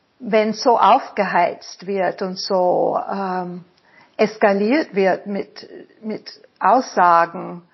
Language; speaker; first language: German; non-native, fluent; English